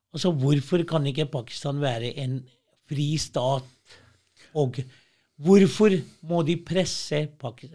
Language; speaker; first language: Norwegian; early bilingual, other home language; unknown